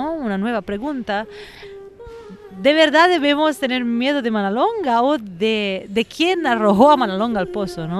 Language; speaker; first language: Spanish; non-native, fluent; Italian